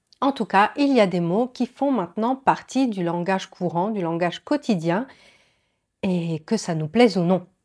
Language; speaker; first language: French; native; French